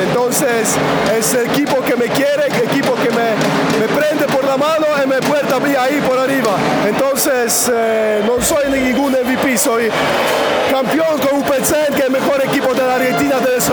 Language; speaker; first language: Spanish; non-native, learner; Polish